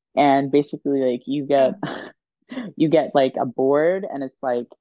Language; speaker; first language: English; non-native, fluent; Swedish